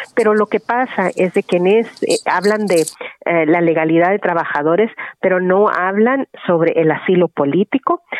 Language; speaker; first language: Spanish; early bilingual, heritage; Spanish